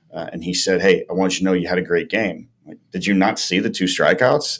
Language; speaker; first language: English; native; English